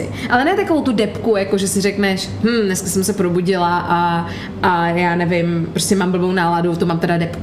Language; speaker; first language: Czech; native; Czech